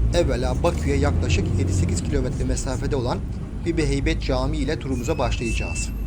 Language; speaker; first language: Turkish; native; Turkish